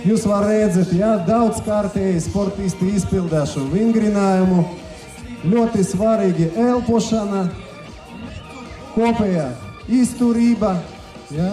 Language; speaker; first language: Latvian; non-native, local second language; Russian